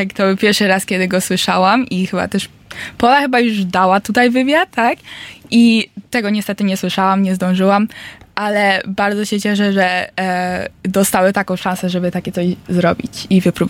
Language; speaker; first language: Polish; early bilingual, heritage; Polish